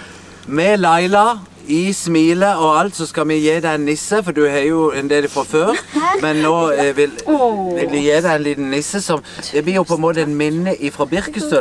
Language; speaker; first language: Norwegian; native; Norwegian